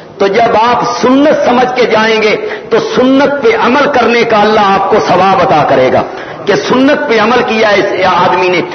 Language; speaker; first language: Urdu; non-native, local second language; Punjabi